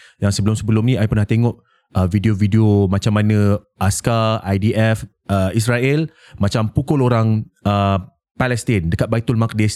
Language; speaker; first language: Malay; native; Malay